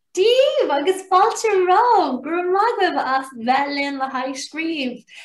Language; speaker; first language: Irish; non-native, local second language; English